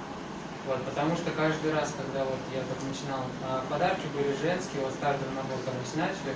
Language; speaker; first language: Russian; native; Russian